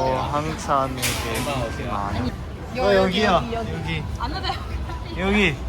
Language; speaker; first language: Korean; non-native, learner; Japanese